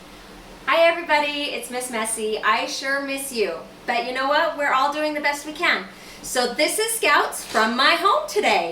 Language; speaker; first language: English; native; English